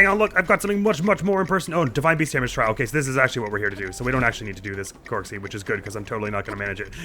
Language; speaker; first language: English; native; English